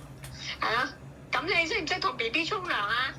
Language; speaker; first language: Chinese; non-native, learner; Indonesian